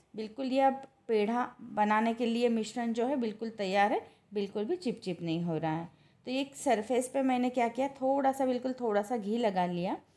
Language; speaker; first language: Hindi; non-native, local second language; Marathi